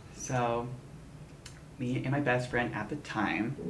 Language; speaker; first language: English; native; English